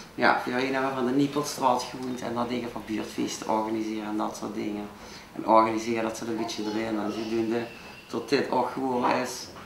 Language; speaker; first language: Dutch; non-native, local second language; Limburgish